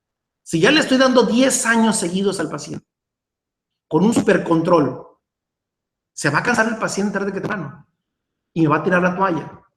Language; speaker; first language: Spanish; native; Spanish